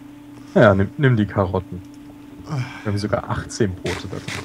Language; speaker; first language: German; native; German